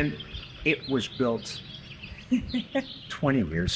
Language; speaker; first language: English; native; English